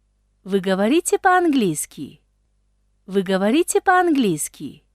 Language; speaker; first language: Russian; non-native, fluent; Tajik